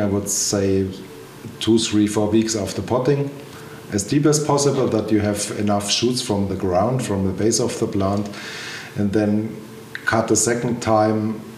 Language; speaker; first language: English; non-native, learner; German